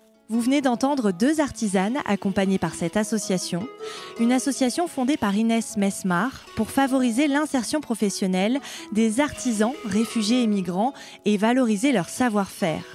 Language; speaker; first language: French; native; French